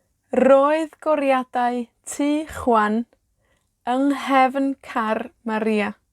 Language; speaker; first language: Welsh; non-native, fluent; Spanish